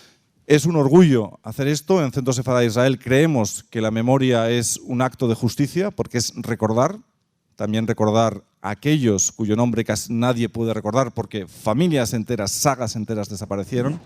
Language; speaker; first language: Spanish; native; Spanish